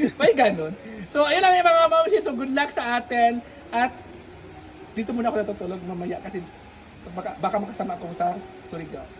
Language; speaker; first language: Filipino; native; Filipino